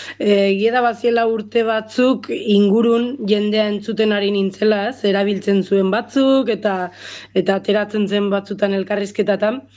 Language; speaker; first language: Basque; native; Basque